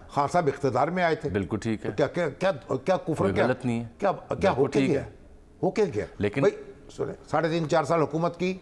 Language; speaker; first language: Urdu; native; Urdu